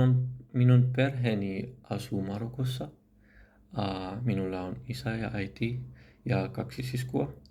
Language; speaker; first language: Finnish; non-native, learner; Arabic